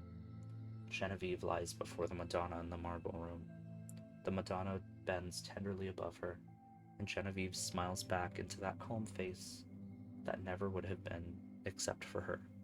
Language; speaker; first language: English; native; English